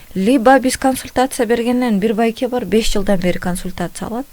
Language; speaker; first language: Russian; non-native, local second language; Kyrgyz